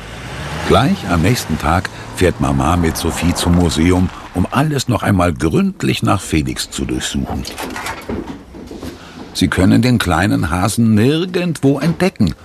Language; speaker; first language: German; native; German